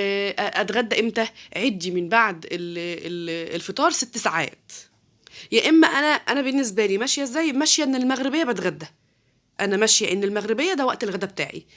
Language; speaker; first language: Arabic; native; Arabic